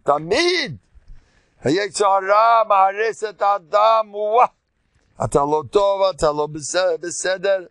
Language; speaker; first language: Hebrew; non-native, fluent; English